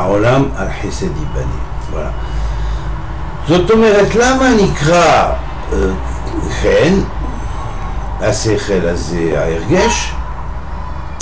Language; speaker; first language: Hebrew; non-native, fluent; French